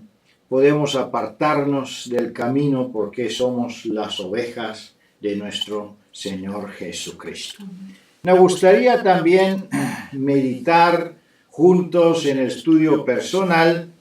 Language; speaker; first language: Spanish; non-native, fluent; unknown